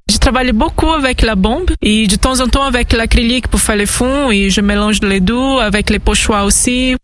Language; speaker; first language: French; non-native, fluent; Portuguese